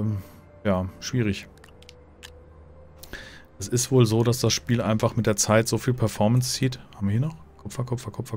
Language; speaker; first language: German; native; German